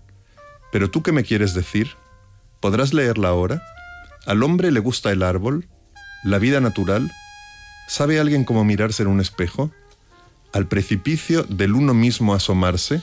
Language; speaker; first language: Spanish; native; Spanish